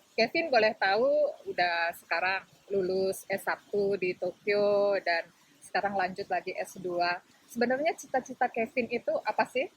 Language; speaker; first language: Indonesian; native; Indonesian